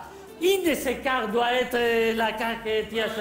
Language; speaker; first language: French; non-native, learner; Spanish